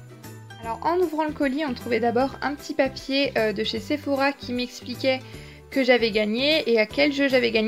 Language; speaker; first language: French; native; French